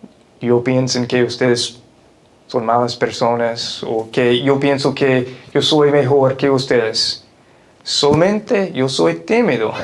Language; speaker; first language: Spanish; non-native, fluent; English